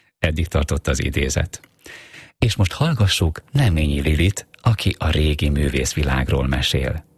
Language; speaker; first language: Hungarian; native; Hungarian